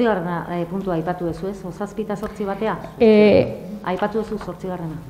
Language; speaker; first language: Basque; native; Basque